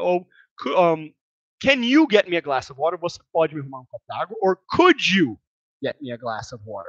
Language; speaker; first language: English; non-native, fluent; Portuguese